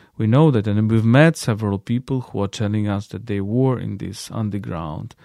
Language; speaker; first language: English; non-native, fluent; Ukrainian